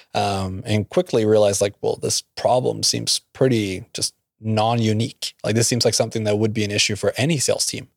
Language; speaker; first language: English; non-native, fluent; Norwegian